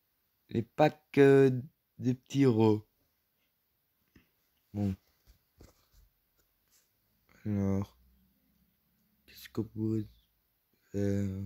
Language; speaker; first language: French; native; French